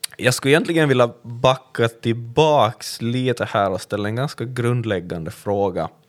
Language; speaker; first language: Swedish; native; Swedish